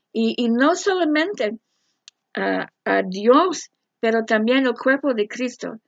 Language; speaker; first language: Spanish; non-native, fluent; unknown